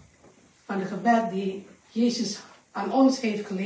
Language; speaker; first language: Dutch; non-native, learner; Indonesian